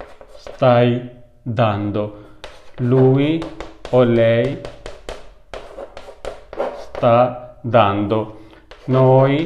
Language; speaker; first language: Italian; non-native, fluent; Urdu